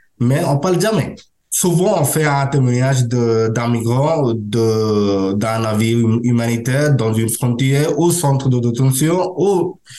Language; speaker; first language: French; non-native, learner; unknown